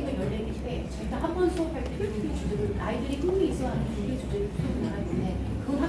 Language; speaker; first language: Korean; native; Korean